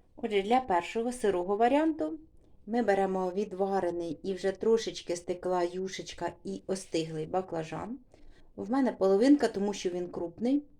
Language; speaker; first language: Ukrainian; non-native, local second language; Russian